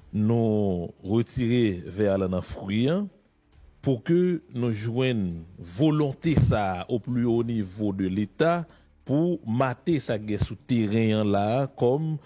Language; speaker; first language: French; non-native, local second language; Haitian Creole